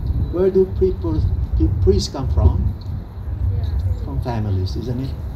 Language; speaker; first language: English; non-native, local second language; Filipino